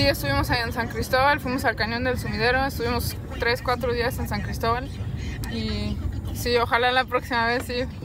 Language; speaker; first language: Spanish; non-native, fluent; German